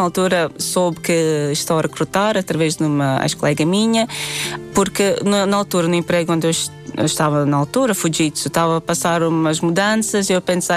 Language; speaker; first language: Portuguese; non-native, fluent; Latvian